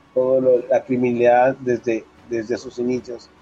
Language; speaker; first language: Spanish; native; Spanish